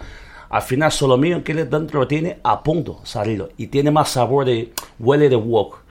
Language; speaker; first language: Spanish; non-native, learner; Chinese